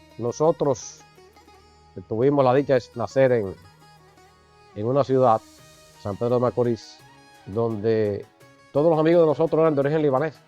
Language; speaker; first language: Spanish; native; Spanish